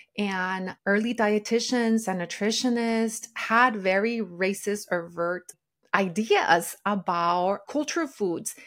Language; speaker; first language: English; early bilingual, other home language; Spanish